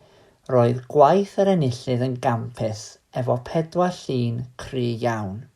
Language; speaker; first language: Welsh; native; Welsh